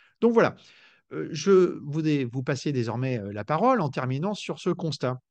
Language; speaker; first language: French; native; French